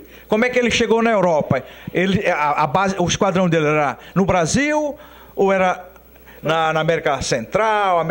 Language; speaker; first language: Portuguese; native; Portuguese